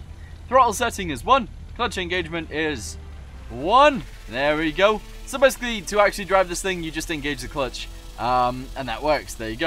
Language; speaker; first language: English; native; English